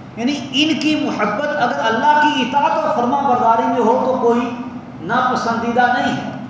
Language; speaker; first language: Urdu; non-native, local second language; Punjabi